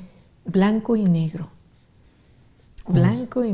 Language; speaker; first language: Spanish; native; Spanish